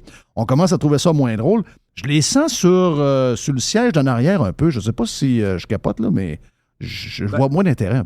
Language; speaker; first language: French; native; French